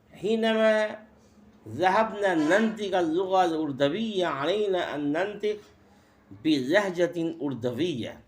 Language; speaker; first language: Arabic; non-native, fluent; Bangla